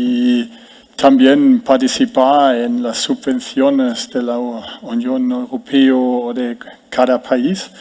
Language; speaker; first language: Spanish; non-native, fluent; German